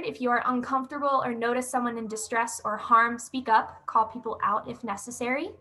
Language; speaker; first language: English; native; English